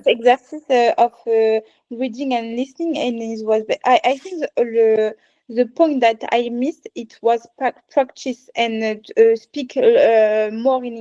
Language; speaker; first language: English; non-native, learner; French